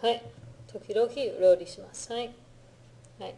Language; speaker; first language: Japanese; non-native, fluent; English